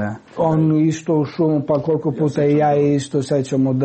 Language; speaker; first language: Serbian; non-native, local second language; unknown